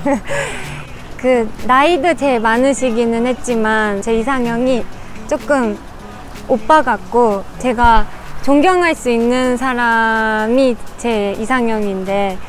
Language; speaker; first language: Korean; non-native, fluent; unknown